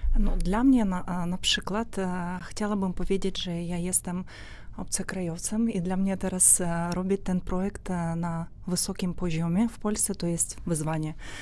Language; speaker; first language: Polish; non-native, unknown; Ukrainian